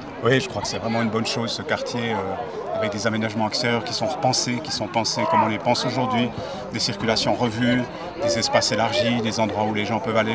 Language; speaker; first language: French; native; French